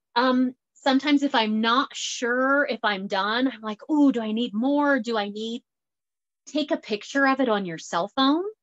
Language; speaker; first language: English; native; English